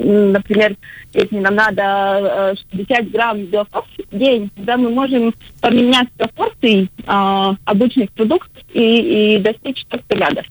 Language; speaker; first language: Russian; non-native, local second language; Latvian